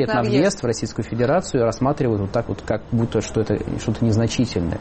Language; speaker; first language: Russian; native; Russian